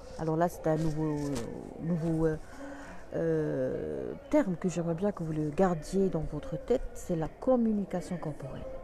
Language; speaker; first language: French; non-native, local second language; Arabic